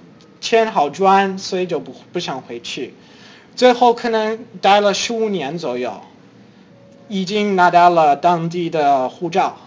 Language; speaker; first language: Chinese; non-native, fluent; English